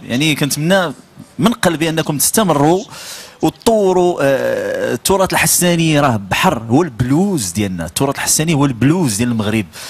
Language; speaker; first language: Arabic; native; Arabic